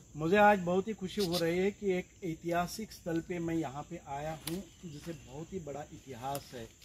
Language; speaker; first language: Hindi; non-native, local second language; Marathi